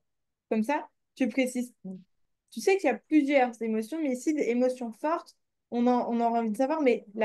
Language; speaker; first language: French; native; French